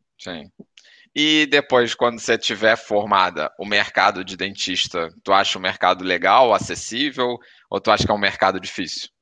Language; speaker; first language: Portuguese; native; Portuguese